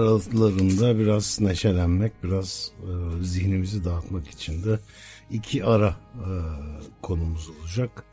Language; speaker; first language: Turkish; native; Turkish